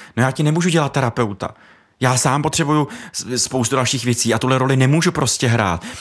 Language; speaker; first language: Czech; native; Czech